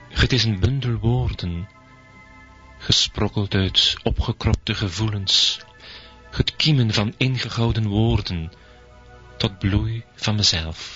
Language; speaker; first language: Dutch; native; Dutch